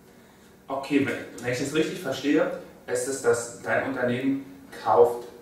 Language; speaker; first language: German; native; German